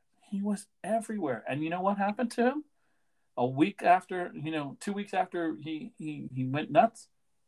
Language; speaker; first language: English; native; English